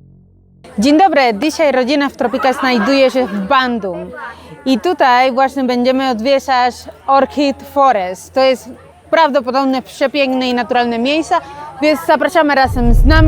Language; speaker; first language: Polish; non-native, learner; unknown